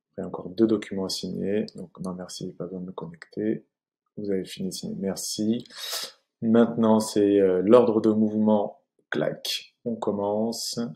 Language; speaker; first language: French; native; French